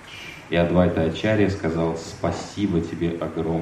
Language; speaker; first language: Russian; native; Russian